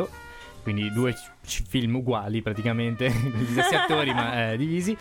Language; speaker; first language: Italian; native; Italian